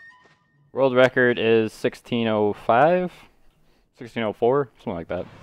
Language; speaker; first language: English; native; English